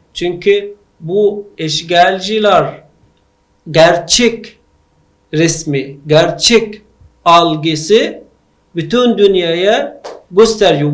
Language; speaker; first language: Turkish; non-native, learner; Arabic